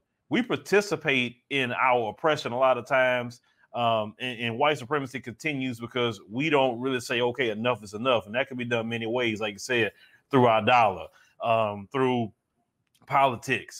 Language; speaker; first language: English; native; English